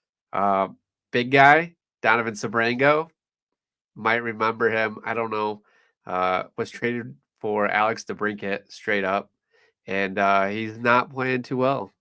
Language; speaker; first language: English; native; English